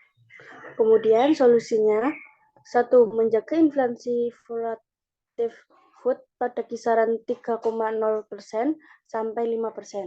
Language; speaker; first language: Indonesian; native; Indonesian